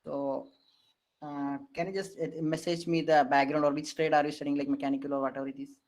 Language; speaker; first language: English; non-native, local second language; Malayalam